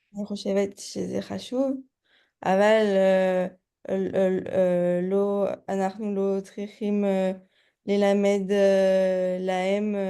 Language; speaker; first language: Hebrew; non-native, learner; French